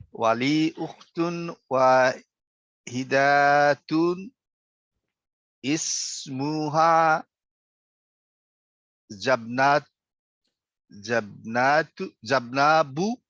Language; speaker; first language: Arabic; non-native, learner; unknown